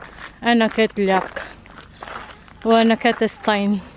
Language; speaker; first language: Catalan; non-native, learner; Filipino